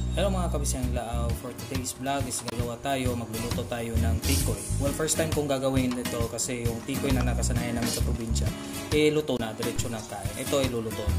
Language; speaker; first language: Filipino; non-native, local second language; Cebuano